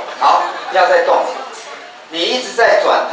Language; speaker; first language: Chinese; native; Chinese